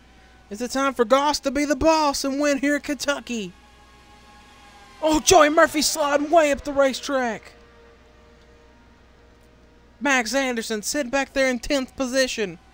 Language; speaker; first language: English; native; English